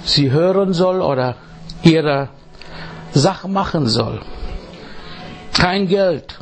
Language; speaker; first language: German; non-native, fluent; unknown